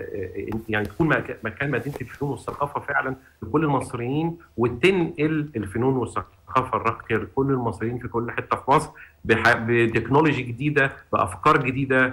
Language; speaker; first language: Arabic; native; Arabic